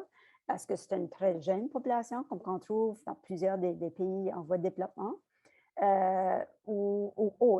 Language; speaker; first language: French; native; French